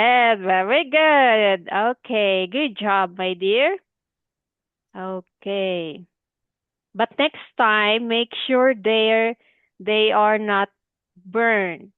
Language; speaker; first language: English; non-native, fluent; Filipino